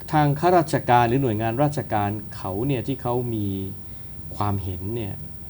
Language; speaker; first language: Thai; native; Thai